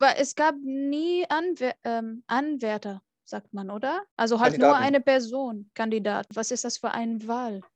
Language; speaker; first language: German; non-native, fluent; Arabic